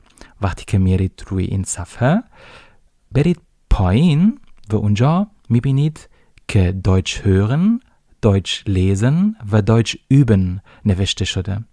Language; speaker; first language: Persian; non-native, fluent; German